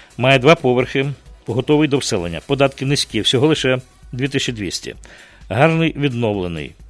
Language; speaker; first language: Ukrainian; native; Ukrainian